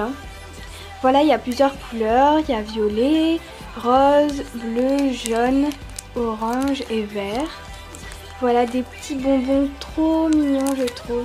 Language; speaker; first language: French; native; French